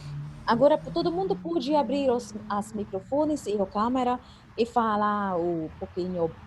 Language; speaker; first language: Portuguese; non-native, fluent; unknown